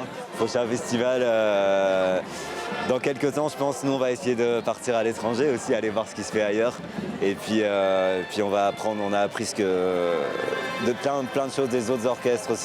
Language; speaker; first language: French; native; French